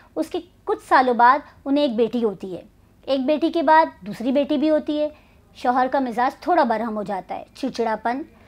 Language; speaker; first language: Hindi; non-native, local second language; Urdu